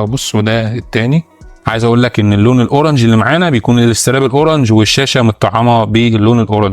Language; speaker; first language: Arabic; native; Arabic